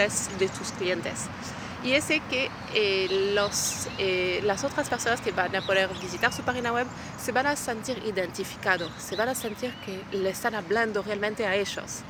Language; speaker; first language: Spanish; non-native, fluent; French